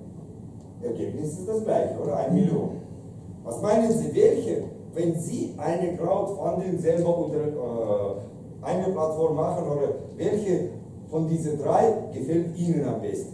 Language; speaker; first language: German; non-native, fluent; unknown